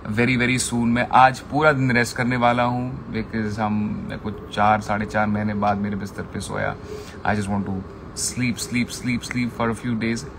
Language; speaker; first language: Hindi; non-native, local second language; Marathi